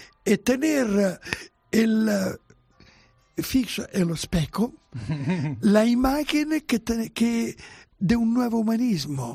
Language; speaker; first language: Spanish; non-native, fluent; Italian